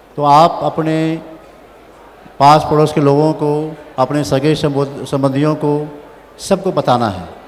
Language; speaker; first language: Hindi; native; Hindi